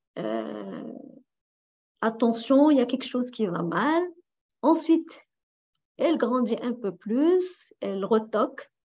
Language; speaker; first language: French; non-native, local second language; Arabic